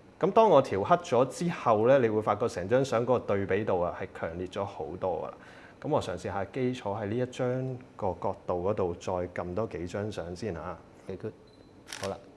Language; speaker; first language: Cantonese; native; Cantonese